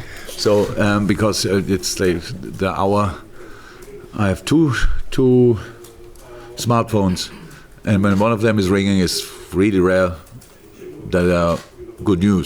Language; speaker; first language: English; non-native, fluent; German